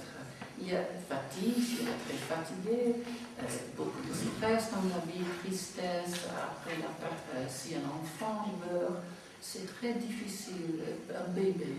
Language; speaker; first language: French; non-native, fluent; English